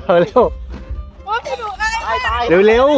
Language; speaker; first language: Thai; native; Thai